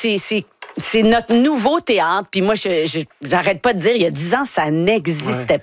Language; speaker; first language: French; native; French